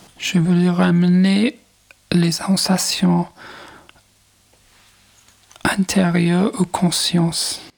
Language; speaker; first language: French; non-native, fluent; English